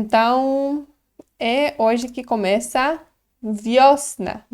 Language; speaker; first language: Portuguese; non-native, fluent; Polish